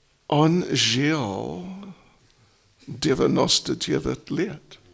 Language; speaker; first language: Russian; non-native, learner; English